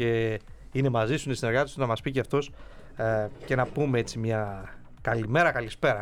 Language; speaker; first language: Greek; native; Greek